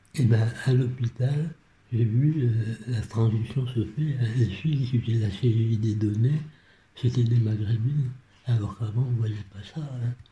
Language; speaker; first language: French; non-native, local second language; Arabic